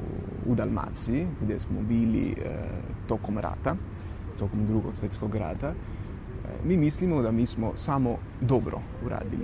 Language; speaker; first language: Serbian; non-native, fluent; Italian